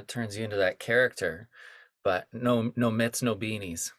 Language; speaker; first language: English; native; English